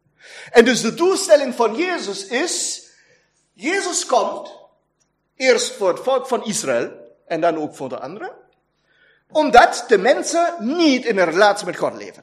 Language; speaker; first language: Dutch; non-native, fluent; German